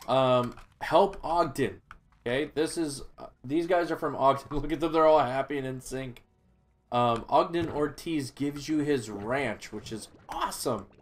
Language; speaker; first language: English; native; English